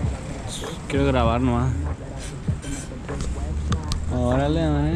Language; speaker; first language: Spanish; early bilingual, heritage; Spanish